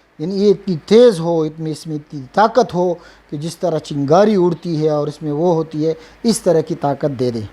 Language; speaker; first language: Urdu; non-native, local second language; Pashto